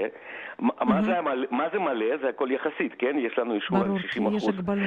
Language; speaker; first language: Hebrew; non-native, fluent; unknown